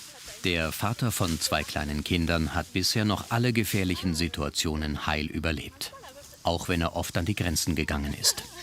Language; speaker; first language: German; native; German